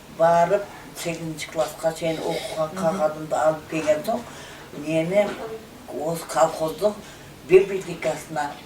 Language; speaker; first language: Kazakh; non-native, local second language; Uyghur